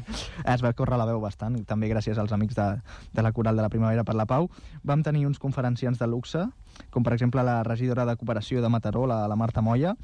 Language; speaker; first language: Catalan; native; Catalan